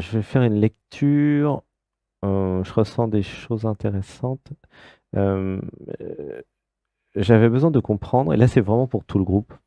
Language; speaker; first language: French; native; French